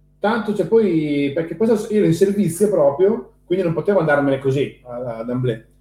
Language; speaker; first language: Italian; native; Italian